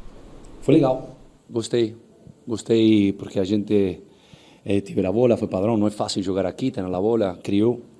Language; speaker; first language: Portuguese; non-native, fluent; Spanish